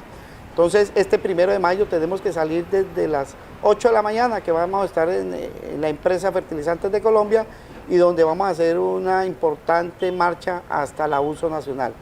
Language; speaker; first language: Spanish; native; Spanish